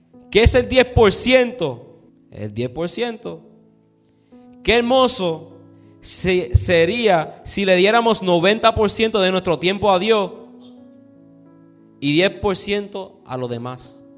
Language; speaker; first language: Spanish; early bilingual, heritage; Spanish